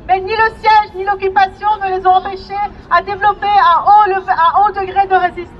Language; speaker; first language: French; native; French